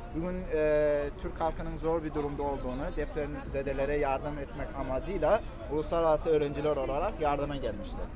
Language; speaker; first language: Turkish; non-native, fluent; Persian